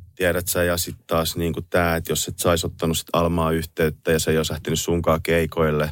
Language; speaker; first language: Finnish; native; Finnish